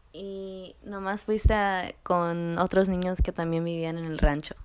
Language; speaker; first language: Spanish; early bilingual, other home language; English